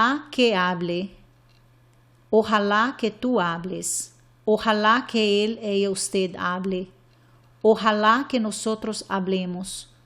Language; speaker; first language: Spanish; non-native, fluent; English